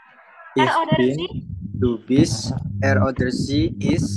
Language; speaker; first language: German; non-native, learner; Indonesian